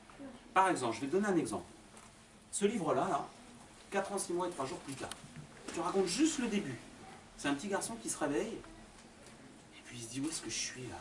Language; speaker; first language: French; native; French